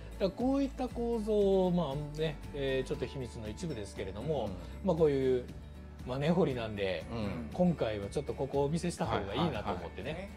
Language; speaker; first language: Japanese; native; Japanese